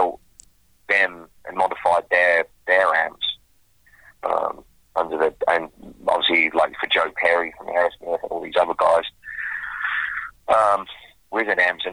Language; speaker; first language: English; native; English